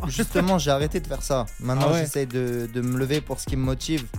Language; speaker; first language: French; native; French